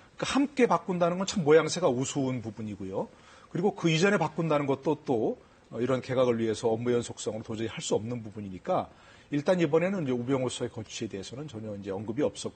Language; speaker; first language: Korean; native; Korean